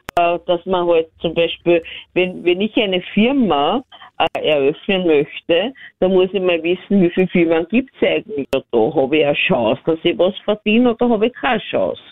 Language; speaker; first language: German; native; German